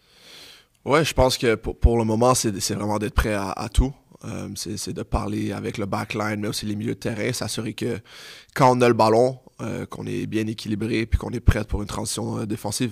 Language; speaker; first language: French; native; French